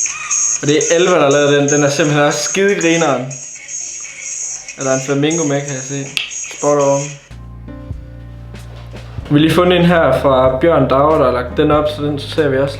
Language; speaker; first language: Danish; native; Danish